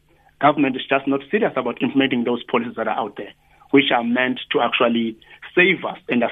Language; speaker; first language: English; non-native, local second language; Xhosa